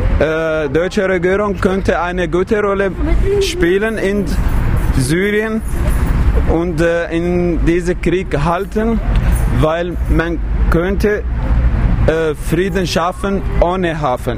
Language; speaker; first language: German; non-native, learner; Kurdish